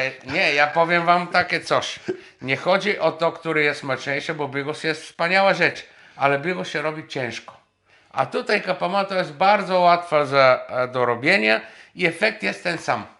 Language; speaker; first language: Polish; non-native, fluent; Bulgarian